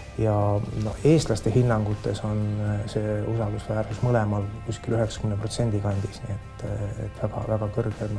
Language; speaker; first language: Estonian; native; Estonian